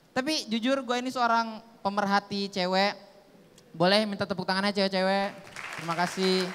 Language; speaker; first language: Indonesian; native; Indonesian